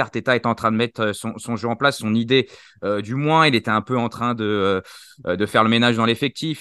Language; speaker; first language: French; native; French